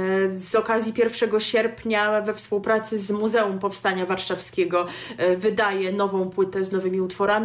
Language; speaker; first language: Polish; native; Polish